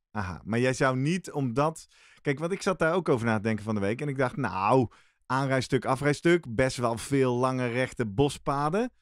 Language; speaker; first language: Dutch; native; Dutch